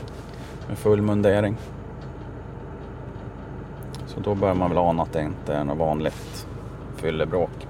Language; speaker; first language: Swedish; native; Swedish